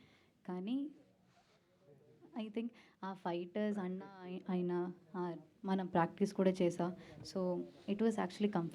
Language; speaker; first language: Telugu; non-native, learner; Malayalam